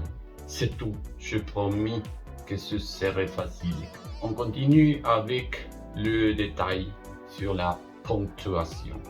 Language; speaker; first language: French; non-native, learner; Spanish